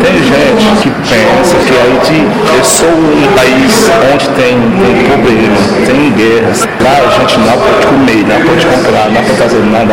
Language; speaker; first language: Portuguese; non-native, fluent; Haitian Creole